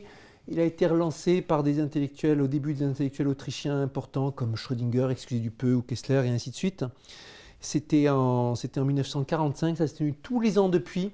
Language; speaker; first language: French; native; French